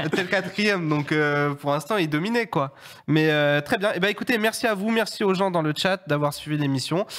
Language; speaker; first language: French; native; French